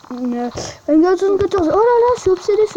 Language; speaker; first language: French; native; French